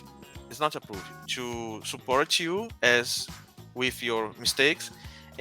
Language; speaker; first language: English; non-native, learner; Portuguese